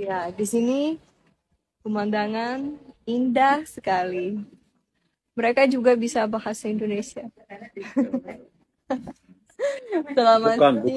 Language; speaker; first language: Indonesian; non-native, fluent; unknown